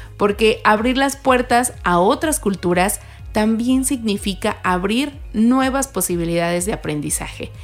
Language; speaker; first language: Spanish; native; Spanish